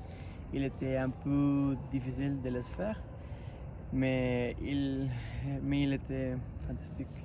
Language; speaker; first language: French; non-native, learner; Spanish